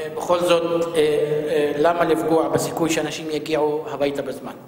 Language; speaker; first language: Hebrew; non-native, local second language; Arabic